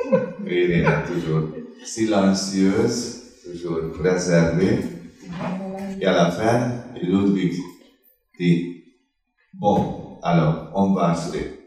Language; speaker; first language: French; non-native, fluent; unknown